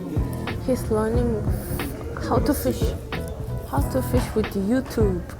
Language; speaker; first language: English; non-native, fluent; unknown